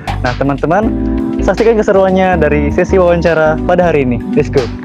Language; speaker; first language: Indonesian; native; Indonesian